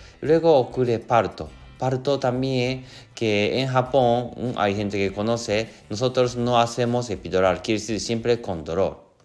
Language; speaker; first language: Spanish; non-native, learner; Japanese